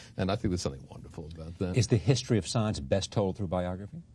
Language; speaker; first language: English; native; English